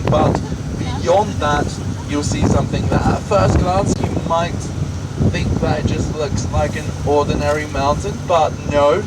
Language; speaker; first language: English; non-native, fluent; Swedish